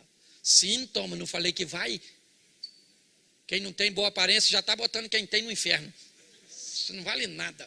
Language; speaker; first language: Portuguese; native; Portuguese